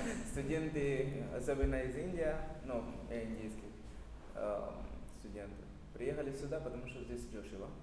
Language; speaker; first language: Russian; non-native, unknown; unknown